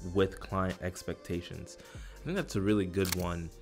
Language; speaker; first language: English; native; English